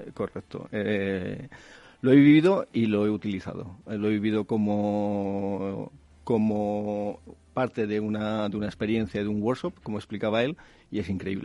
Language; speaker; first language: Spanish; native; Spanish